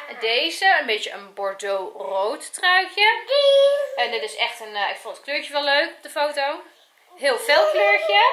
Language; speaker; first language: Dutch; native; Dutch